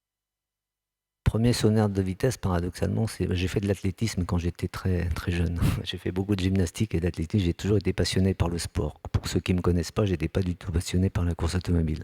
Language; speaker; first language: French; native; French